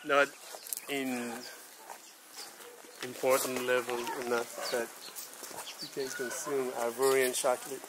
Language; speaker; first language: English; non-native, fluent; French